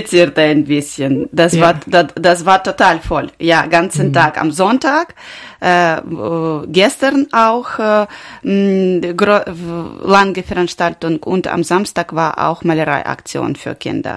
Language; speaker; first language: German; non-native, learner; Ukrainian